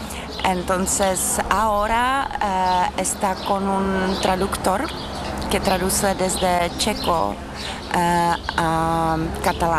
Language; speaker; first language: Spanish; non-native, fluent; Czech